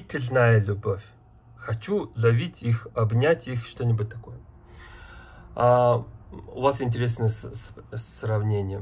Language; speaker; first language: Russian; non-native, learner; Mongolian